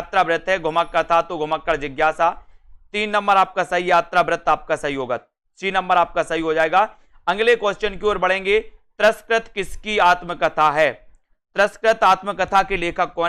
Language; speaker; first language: Hindi; native; Hindi